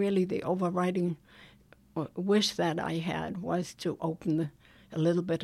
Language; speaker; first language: English; non-native, fluent; German